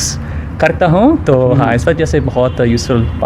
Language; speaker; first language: Hindi; non-native, fluent; English